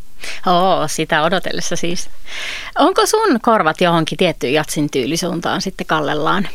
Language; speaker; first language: Finnish; native; Finnish